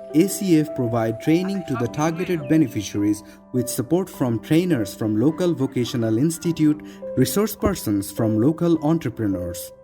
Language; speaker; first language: English; non-native, local second language; Bangla